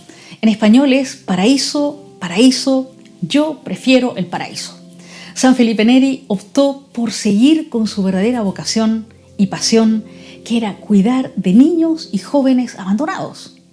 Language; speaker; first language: Spanish; native; Spanish